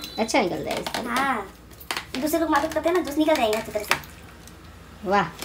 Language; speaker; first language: Hindi; non-native, local second language; Bangla